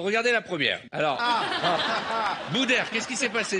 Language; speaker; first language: French; native; French